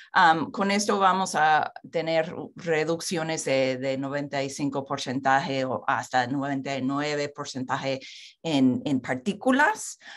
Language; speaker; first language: Spanish; non-native, fluent; English